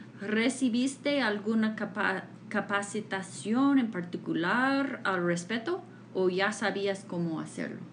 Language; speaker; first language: Spanish; non-native, fluent; English